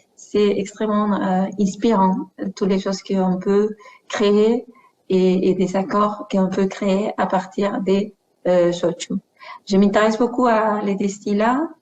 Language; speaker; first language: French; non-native, fluent; Spanish